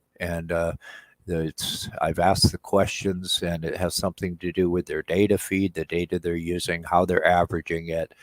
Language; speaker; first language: English; native; English